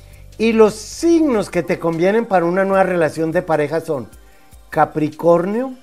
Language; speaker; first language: Spanish; native; Spanish